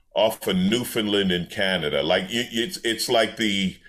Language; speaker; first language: English; native; English